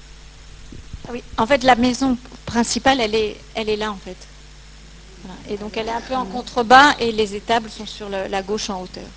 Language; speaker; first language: French; native; French